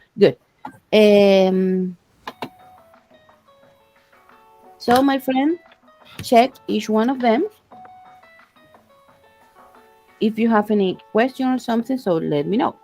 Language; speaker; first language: English; non-native, fluent; Spanish